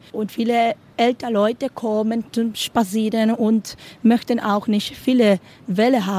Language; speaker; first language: German; non-native, learner; Spanish